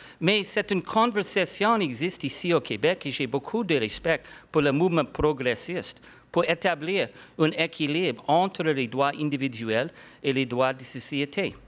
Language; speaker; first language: French; non-native, local second language; English